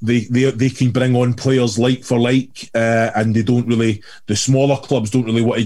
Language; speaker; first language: English; native; English